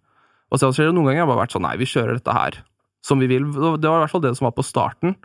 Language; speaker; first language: Norwegian; native; Norwegian